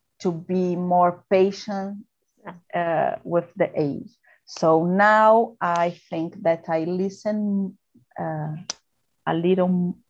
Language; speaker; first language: English; non-native, learner; Portuguese